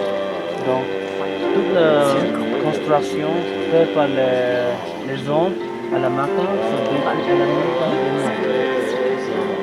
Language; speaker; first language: French; non-native, learner; Tibetan